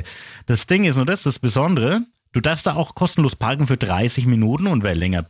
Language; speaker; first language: German; native; German